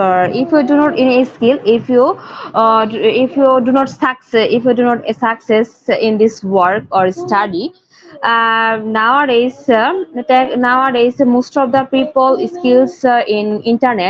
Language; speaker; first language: English; non-native, learner; Bangla